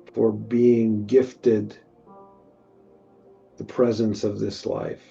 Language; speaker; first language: English; native; English